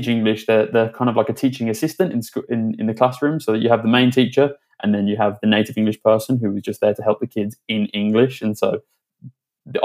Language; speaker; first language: English; native; English